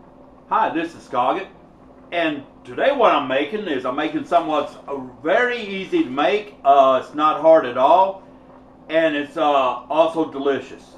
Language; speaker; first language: English; native; English